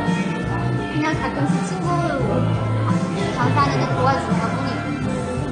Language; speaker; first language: Korean; non-native, fluent; Chinese